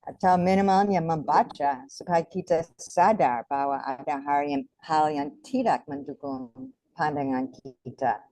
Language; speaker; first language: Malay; non-native, fluent; English